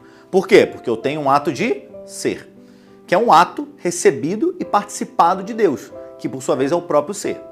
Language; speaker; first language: Portuguese; native; Portuguese